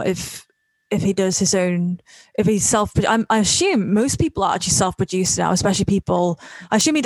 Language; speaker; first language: English; native; English